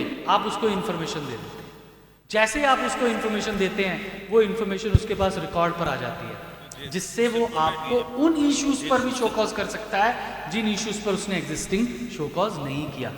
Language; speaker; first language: Hindi; native; Hindi